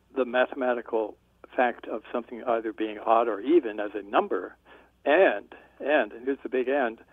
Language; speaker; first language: English; native; English